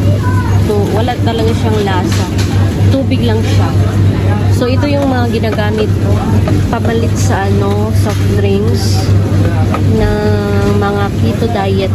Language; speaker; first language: Filipino; native; Filipino